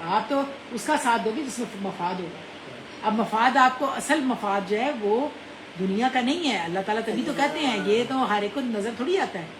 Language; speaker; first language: Urdu; non-native, local second language; Punjabi